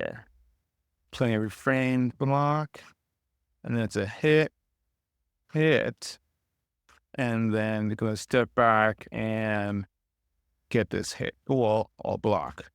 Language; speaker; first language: English; native; English